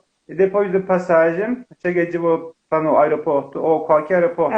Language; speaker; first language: Portuguese; non-native, learner; Turkish